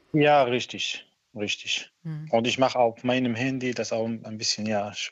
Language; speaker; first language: German; non-native, learner; Arabic